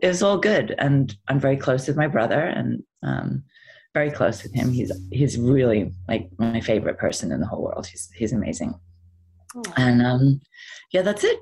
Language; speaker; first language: English; native; English